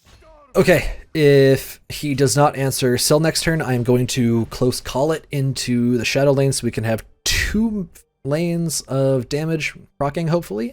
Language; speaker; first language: English; native; English